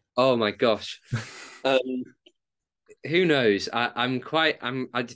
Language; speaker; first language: English; native; English